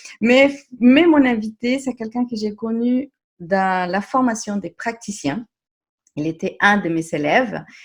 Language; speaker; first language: French; non-native, fluent; Spanish